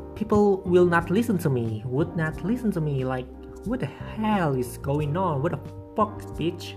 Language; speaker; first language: English; non-native, fluent; Indonesian